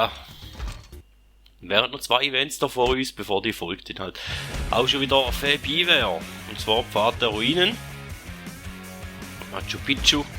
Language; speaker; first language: German; native; German